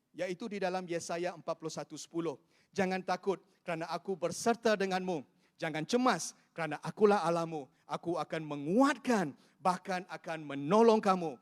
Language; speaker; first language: Malay; non-native, local second language; Chinese